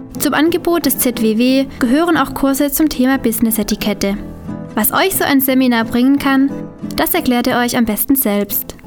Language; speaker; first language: German; native; German